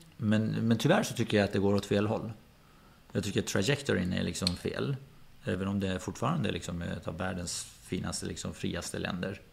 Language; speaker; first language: Swedish; early bilingual, other home language; Persian